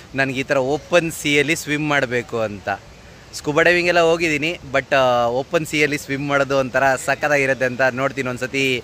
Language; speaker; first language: Kannada; native; Kannada